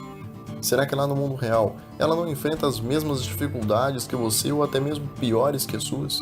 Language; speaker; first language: Portuguese; native; Portuguese